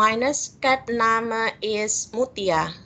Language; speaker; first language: German; non-native, learner; Indonesian